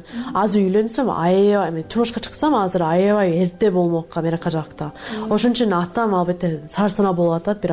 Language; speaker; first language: Kyrgyz; non-native, fluent; English